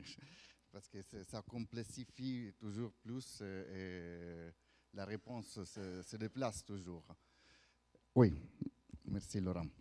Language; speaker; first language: French; non-native, fluent; Italian